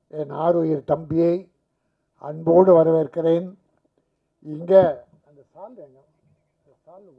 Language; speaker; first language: Tamil; native; Tamil